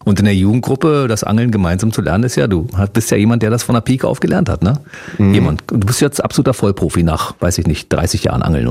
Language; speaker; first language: German; native; German